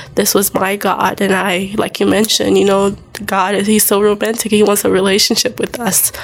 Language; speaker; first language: English; early bilingual, other home language; Haitian Creole